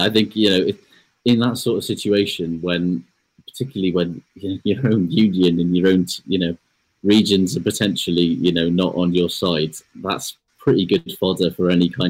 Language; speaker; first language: English; native; English